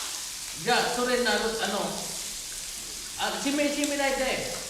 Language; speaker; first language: Japanese; non-native, fluent; Filipino